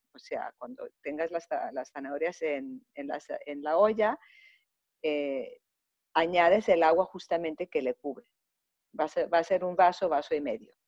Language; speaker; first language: Spanish; non-native, fluent; Greek